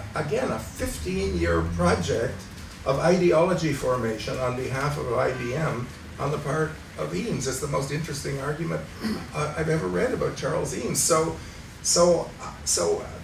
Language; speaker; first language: English; native; English